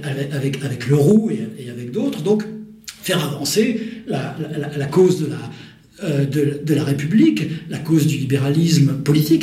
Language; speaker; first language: French; native; French